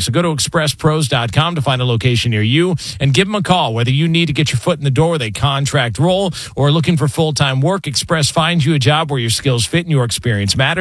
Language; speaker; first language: English; native; English